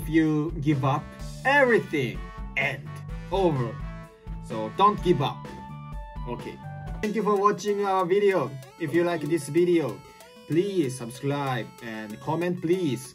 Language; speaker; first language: English; non-native, learner; Japanese